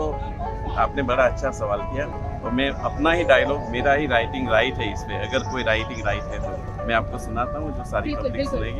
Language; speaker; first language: Hindi; native; Hindi